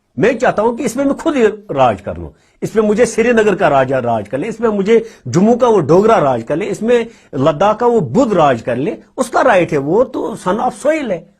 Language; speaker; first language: Urdu; non-native, local second language; Kashmiri